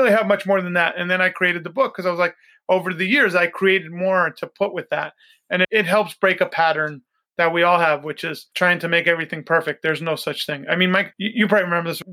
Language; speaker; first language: English; native; English